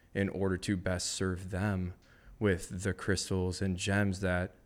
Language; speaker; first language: English; native; English